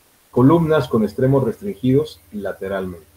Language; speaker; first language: Spanish; native; Spanish